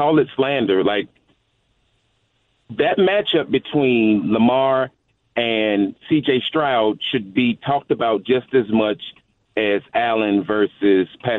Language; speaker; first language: English; native; English